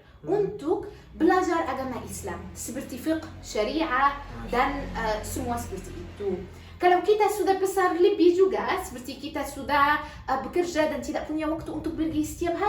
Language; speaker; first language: Indonesian; non-native, learner; Arabic